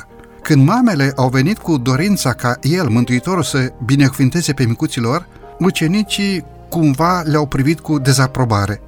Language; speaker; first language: Romanian; native; Romanian